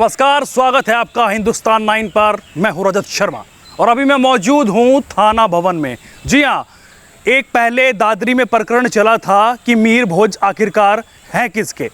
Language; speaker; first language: Hindi; native; Hindi